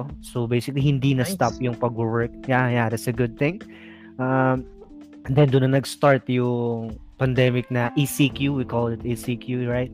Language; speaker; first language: English; non-native, local second language; Filipino